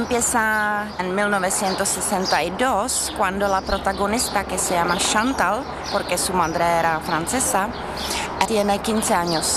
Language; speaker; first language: Spanish; non-native, learner; Czech